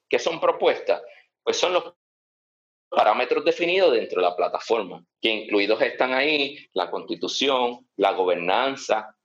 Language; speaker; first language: Spanish; early bilingual, heritage; Spanish